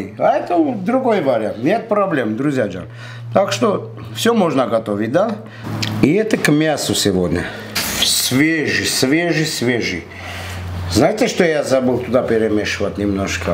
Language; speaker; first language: Russian; non-native, fluent; Armenian